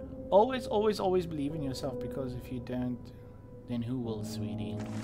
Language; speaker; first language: English; non-native, local second language; Afrikaans